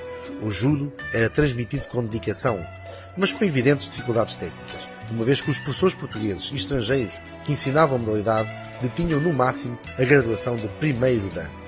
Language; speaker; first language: Portuguese; native; Portuguese